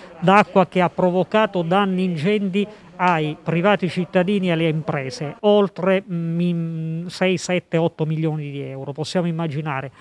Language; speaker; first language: Italian; native; Italian